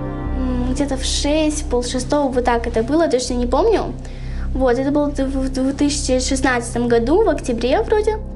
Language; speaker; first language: Russian; native; Russian